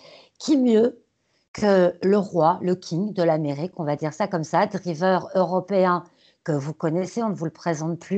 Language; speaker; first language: French; native; French